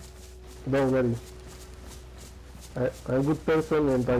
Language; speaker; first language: English; non-native, learner; Romanian